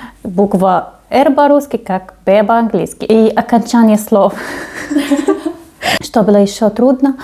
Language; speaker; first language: Russian; non-native, fluent; Arabic